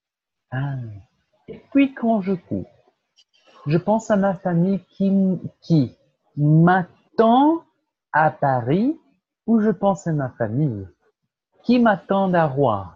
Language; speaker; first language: French; non-native, fluent; Portuguese